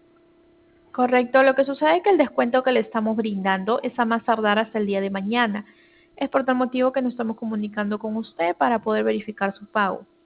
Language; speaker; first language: Spanish; native; Spanish